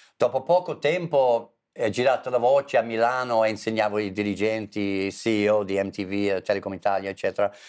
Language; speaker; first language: Italian; non-native, fluent; English